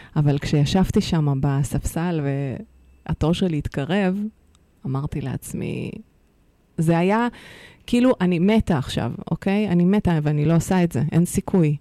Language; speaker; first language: Hebrew; early bilingual, other home language; Russian